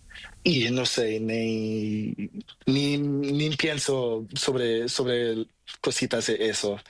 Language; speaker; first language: Spanish; non-native, learner; Portuguese